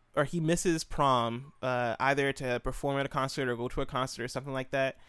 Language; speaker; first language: English; native; English